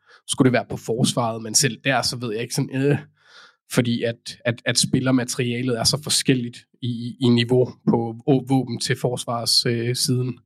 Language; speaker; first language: Danish; native; Danish